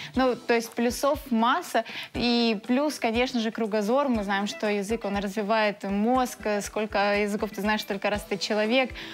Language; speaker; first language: Russian; native; Russian